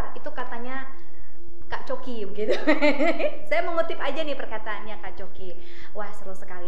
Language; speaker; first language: Indonesian; native; Indonesian